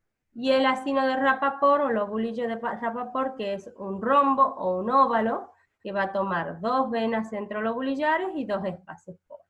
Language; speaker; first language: Spanish; native; Spanish